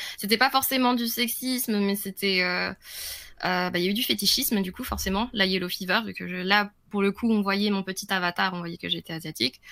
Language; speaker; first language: French; early bilingual, other home language; Vietnamese